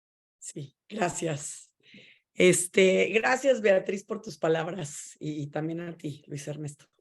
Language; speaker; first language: Spanish; native; Spanish